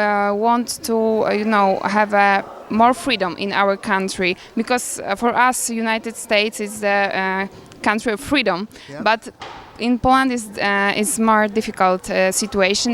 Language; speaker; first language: English; non-native, learner; Polish